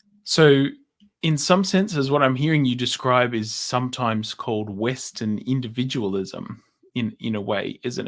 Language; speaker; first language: English; native; English